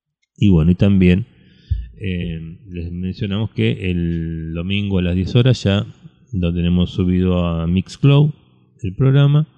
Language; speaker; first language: Spanish; native; Spanish